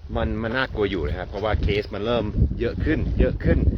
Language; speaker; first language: Thai; non-native, fluent; English